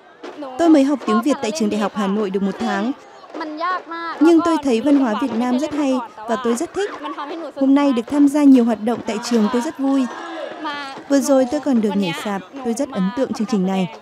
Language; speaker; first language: Vietnamese; non-native, learner; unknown